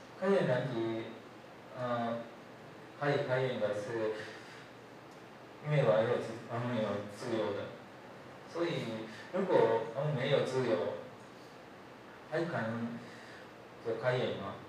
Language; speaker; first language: Chinese; non-native, learner; Japanese